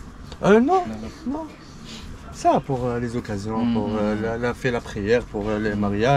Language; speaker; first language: French; non-native, local second language; Arabic